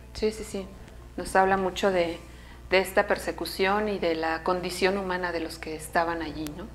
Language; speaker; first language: Spanish; native; Spanish